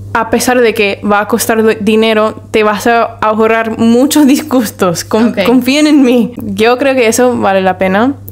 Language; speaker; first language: Spanish; non-native, fluent; English